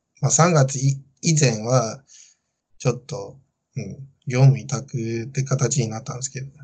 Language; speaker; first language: Japanese; non-native, fluent; Chinese